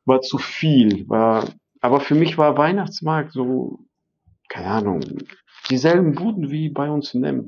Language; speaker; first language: German; non-native, fluent; Arabic